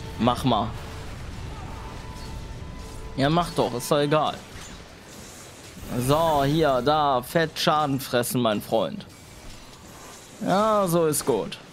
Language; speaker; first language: German; native; German